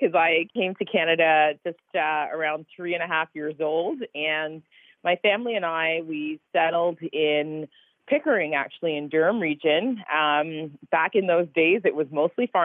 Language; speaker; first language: English; native; English